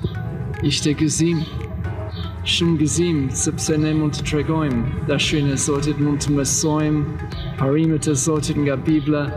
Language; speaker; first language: Albanian; non-native, learner; English